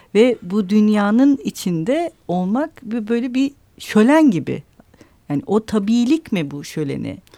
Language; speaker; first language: Turkish; native; Turkish